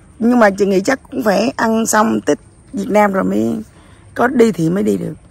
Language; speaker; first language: Vietnamese; native; Vietnamese